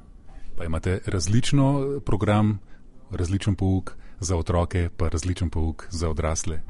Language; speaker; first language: Slovenian; native; Slovenian